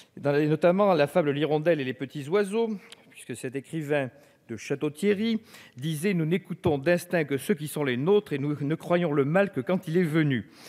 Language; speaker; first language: French; native; French